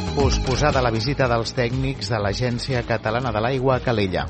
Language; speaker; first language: Catalan; native; Catalan